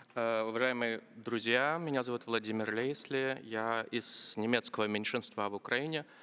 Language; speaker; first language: Russian; native; Russian